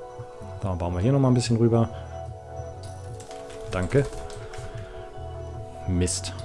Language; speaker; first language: German; native; German